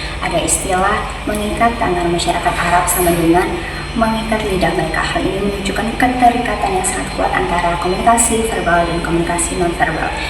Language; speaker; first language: Indonesian; native; Indonesian